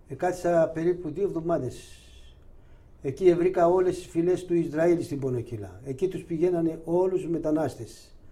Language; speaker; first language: Greek; non-native, local second language; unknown